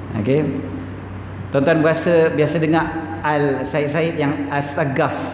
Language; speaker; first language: Malay; native; Malay